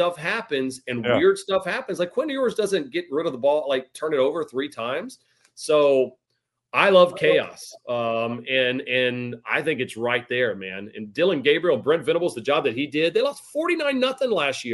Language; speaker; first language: English; native; English